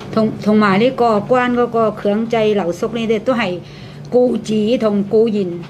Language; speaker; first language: Cantonese; non-native, fluent; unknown